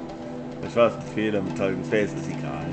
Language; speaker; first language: German; native; German